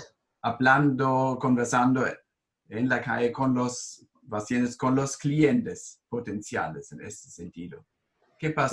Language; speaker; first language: Spanish; non-native, fluent; German